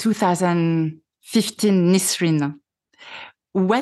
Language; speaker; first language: English; non-native, fluent; French